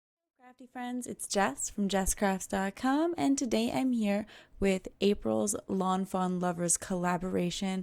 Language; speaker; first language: English; native; English